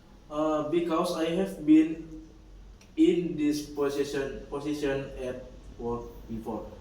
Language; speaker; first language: English; non-native, learner; Indonesian